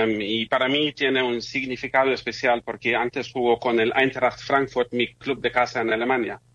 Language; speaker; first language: Spanish; non-native, fluent; German